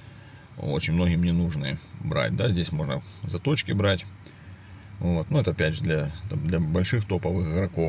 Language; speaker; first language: Russian; native; Russian